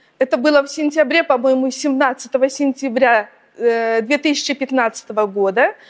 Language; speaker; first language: Russian; native; Russian